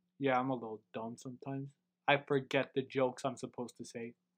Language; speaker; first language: English; early bilingual, other home language; Spanish